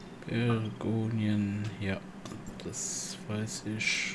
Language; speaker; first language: German; non-native, local second language; Luxembourgish